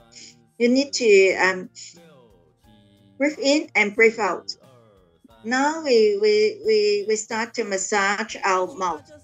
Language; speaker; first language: English; non-native, learner; Chinese